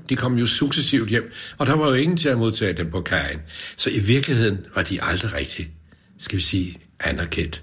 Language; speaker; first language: Danish; native; Danish